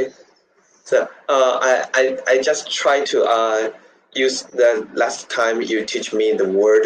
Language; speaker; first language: English; non-native, learner; Chinese